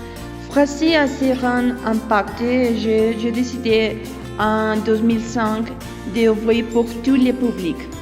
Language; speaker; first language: French; non-native, learner; Spanish